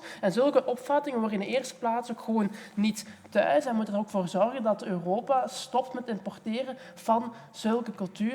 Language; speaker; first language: Dutch; native; Dutch